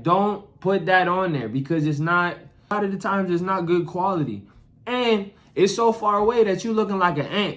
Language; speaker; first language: English; native; English